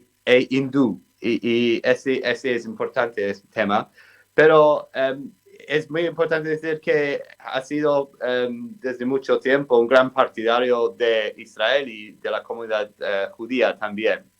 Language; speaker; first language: Spanish; non-native, fluent; English